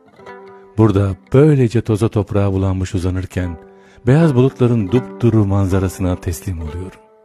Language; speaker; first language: Turkish; native; Turkish